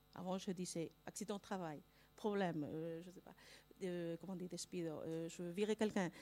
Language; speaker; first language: French; non-native, fluent; Spanish